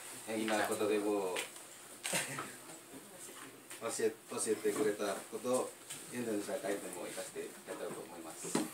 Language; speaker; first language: Japanese; non-native, fluent; Indonesian